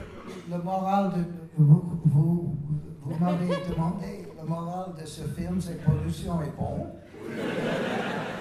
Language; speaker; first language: French; non-native, learner; English